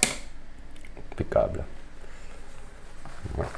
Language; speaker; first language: French; native; French